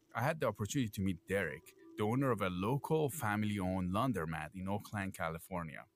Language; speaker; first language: English; non-native, fluent; Persian